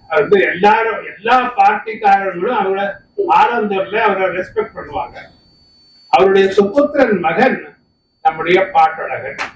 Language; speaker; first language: Tamil; non-native, local second language; Kannada